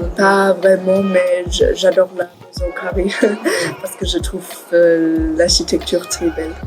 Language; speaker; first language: French; non-native, learner; German